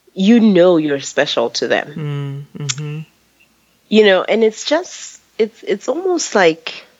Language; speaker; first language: English; non-native, local second language; Tswana